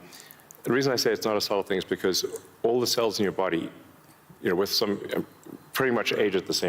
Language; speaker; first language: English; early bilingual, other home language; Afrikaans